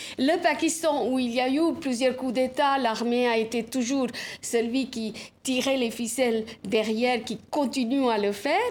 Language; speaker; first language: French; non-native, fluent; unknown